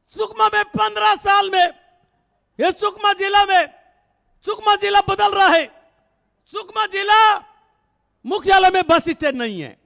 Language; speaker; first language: Hindi; native; Hindi